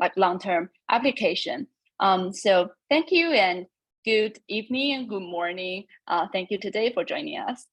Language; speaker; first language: English; non-native, fluent; Chinese